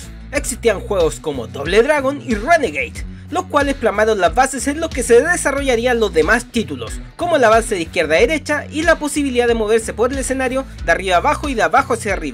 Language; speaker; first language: Spanish; native; Spanish